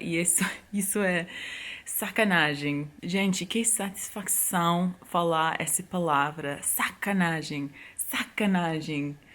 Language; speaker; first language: Portuguese; non-native, fluent; English